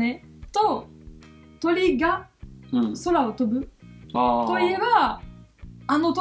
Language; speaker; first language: Japanese; non-native, fluent; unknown